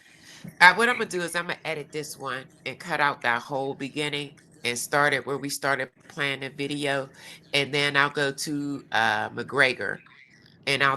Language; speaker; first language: English; native; English